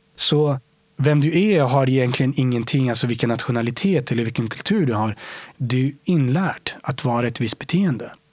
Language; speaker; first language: Swedish; early bilingual, other home language; Romany